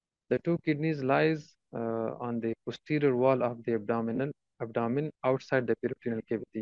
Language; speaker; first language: English; non-native, fluent; Persian